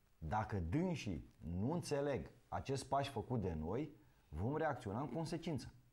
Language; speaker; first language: Romanian; native; Romanian